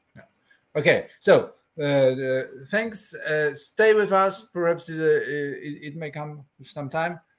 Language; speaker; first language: English; non-native, fluent; Polish